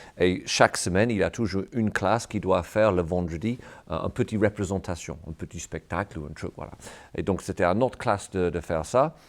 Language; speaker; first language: French; non-native, fluent; English